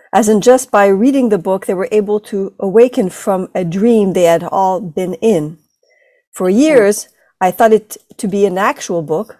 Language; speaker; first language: English; non-native, fluent; Italian